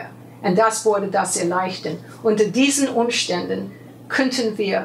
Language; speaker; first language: German; non-native, fluent; English